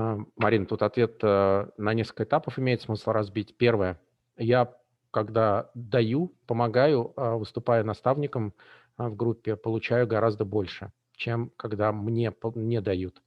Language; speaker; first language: Russian; native; Russian